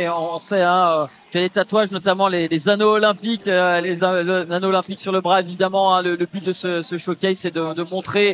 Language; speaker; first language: French; native; French